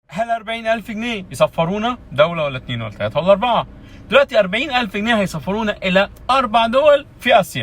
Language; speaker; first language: Arabic; native; Arabic